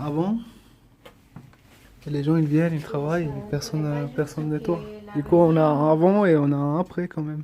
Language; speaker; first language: French; early bilingual, other home language; Spanish